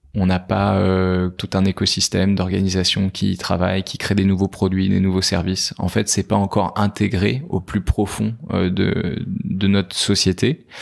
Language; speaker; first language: French; native; French